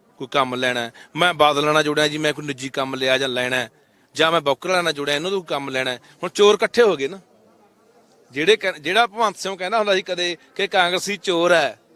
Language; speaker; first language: Punjabi; native; Punjabi